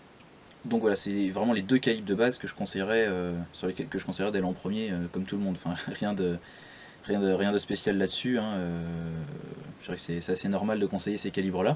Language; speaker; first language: French; native; French